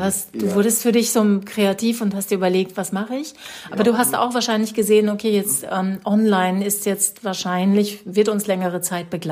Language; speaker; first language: German; native; German